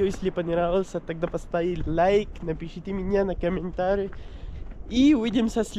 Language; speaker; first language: Russian; non-native, learner; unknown